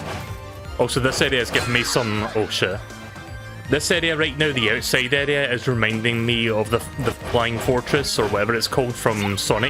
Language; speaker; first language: English; native; English